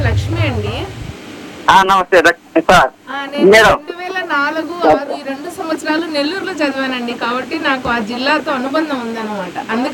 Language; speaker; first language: Telugu; native; Telugu